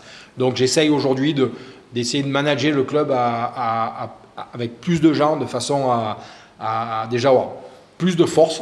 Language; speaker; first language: French; native; French